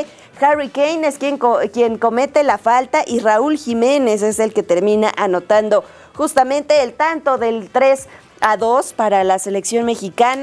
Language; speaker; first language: Spanish; native; Spanish